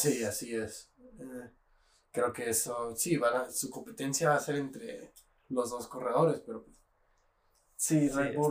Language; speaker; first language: Spanish; native; Spanish